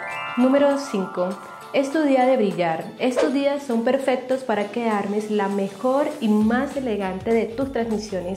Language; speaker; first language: Spanish; native; Spanish